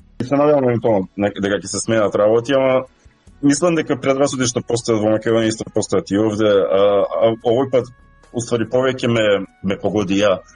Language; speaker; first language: Macedonian; native; Macedonian